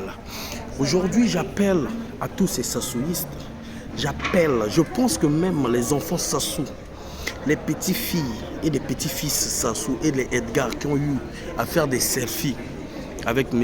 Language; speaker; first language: French; non-native, local second language; Lingala